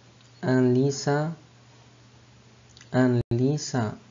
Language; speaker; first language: French; non-native, fluent; Arabic